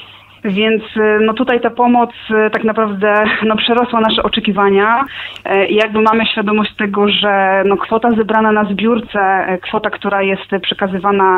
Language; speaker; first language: Polish; native; Polish